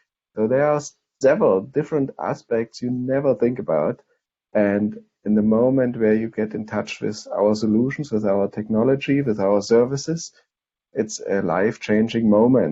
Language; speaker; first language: English; non-native, fluent; German